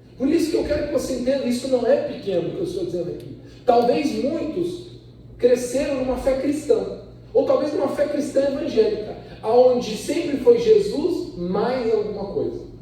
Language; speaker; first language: Portuguese; early bilingual, other home language; Spanish